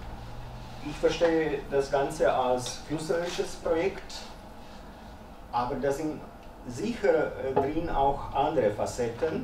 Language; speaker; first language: German; early bilingual, other home language; Croatian